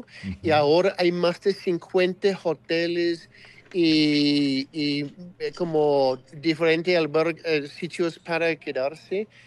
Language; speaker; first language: Spanish; non-native, fluent; English